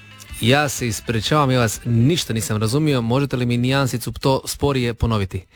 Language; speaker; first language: Serbian; native; Serbian